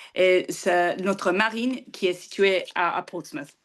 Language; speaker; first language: French; non-native, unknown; English